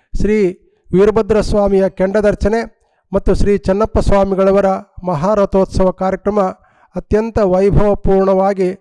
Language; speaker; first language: Kannada; native; Kannada